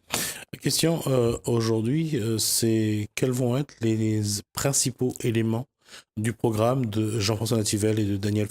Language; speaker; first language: French; native; French